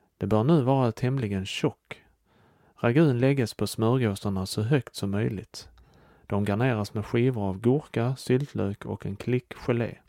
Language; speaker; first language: Swedish; native; Swedish